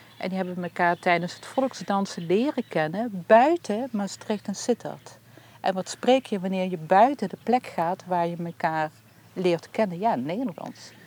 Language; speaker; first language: Dutch; native; Dutch